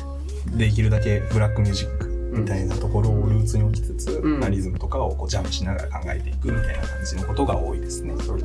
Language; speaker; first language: Japanese; native; Japanese